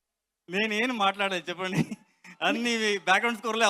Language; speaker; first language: Telugu; non-native, learner; Kannada